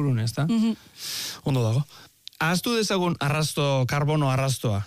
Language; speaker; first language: Basque; native; Basque